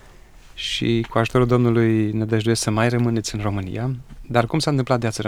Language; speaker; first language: Romanian; native; Romanian